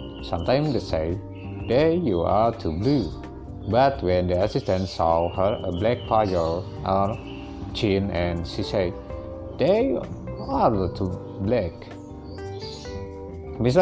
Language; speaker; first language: English; non-native, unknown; Indonesian